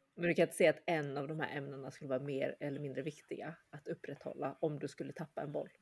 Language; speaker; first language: Swedish; early bilingual, other home language; Chinese